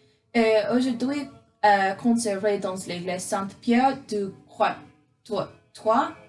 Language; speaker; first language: French; non-native, learner; English